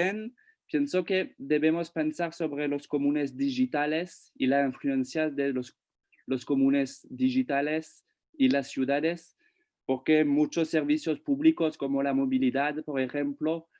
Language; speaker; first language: Spanish; non-native, fluent; French